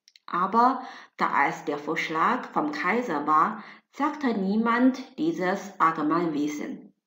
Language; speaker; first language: German; non-native, fluent; Chinese